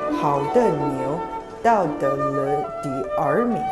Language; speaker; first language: Chinese; non-native, learner; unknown